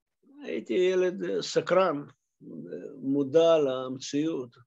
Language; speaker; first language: Hebrew; non-native, fluent; Russian